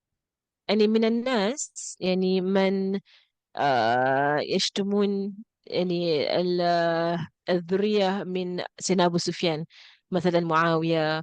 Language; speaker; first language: Arabic; non-native, fluent; English